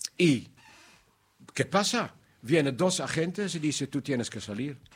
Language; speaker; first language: Spanish; non-native, learner; Dutch